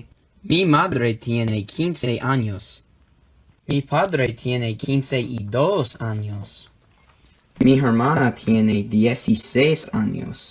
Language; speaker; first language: Spanish; non-native, learner; English